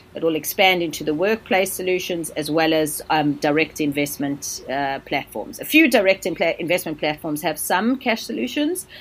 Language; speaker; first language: English; native; English